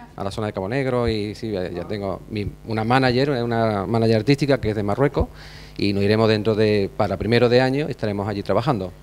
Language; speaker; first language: Spanish; native; Spanish